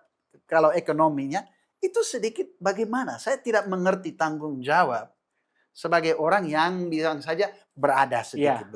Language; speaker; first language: Indonesian; non-native, fluent; English